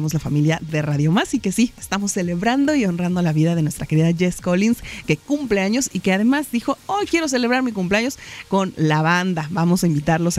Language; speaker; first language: Spanish; native; Spanish